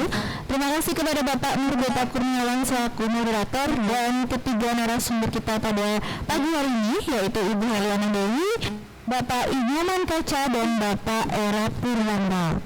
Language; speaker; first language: Indonesian; native; Indonesian